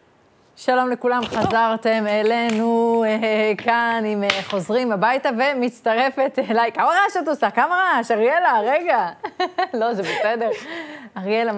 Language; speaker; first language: Hebrew; native; Hebrew